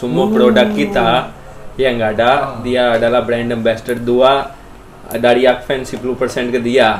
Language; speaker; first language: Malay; non-native, fluent; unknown